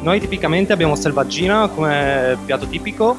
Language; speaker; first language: Italian; native; Italian